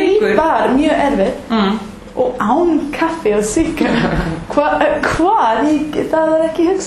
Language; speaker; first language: Icelandic; non-native, learner; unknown